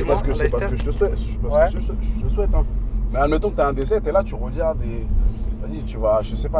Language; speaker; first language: French; native; French